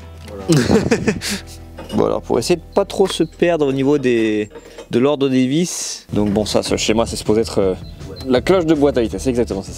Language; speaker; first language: French; native; French